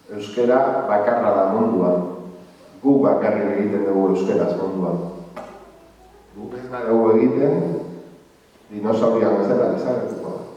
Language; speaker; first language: Basque; non-native, local second language; Spanish